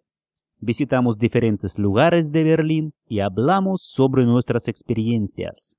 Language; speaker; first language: Spanish; non-native, fluent; Russian